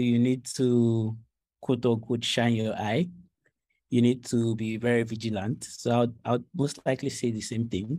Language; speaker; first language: English; non-native, local second language; Ibibio